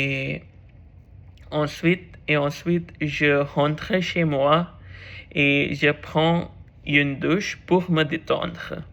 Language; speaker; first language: French; non-native, learner; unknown